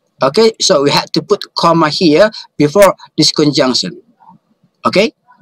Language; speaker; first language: English; non-native, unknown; Indonesian